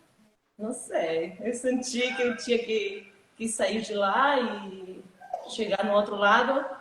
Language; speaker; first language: Portuguese; non-native, fluent; Spanish